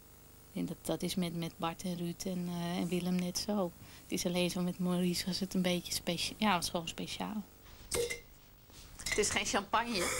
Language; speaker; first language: Dutch; native; Dutch